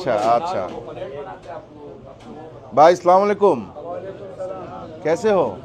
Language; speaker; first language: Hindi; non-native, learner; Bangla